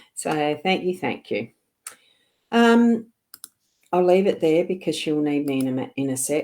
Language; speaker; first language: English; native; English